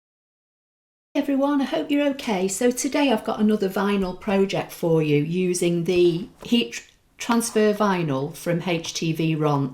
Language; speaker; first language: English; native; English